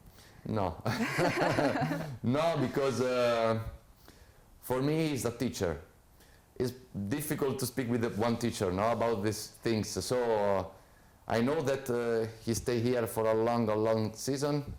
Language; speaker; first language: English; non-native, fluent; Italian